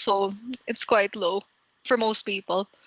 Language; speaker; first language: English; non-native, local second language; Filipino